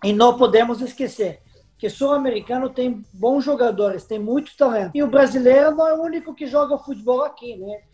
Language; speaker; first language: Portuguese; non-native, fluent; Serbian